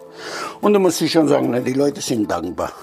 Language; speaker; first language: German; non-native, learner; Italian